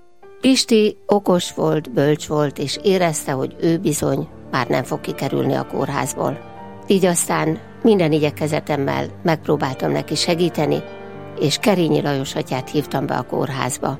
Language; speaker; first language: Hungarian; native; Hungarian